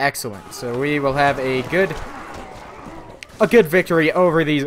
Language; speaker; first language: English; native; English